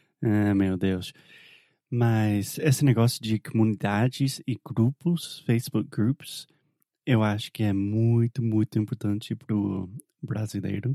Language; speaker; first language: Portuguese; non-native, fluent; English